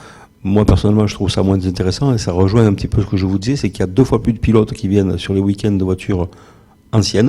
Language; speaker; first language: French; native; French